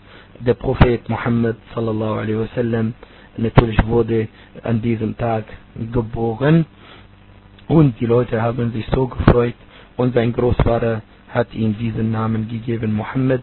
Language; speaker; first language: German; non-native, fluent; Arabic